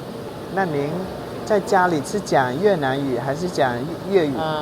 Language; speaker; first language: Chinese; native; Chinese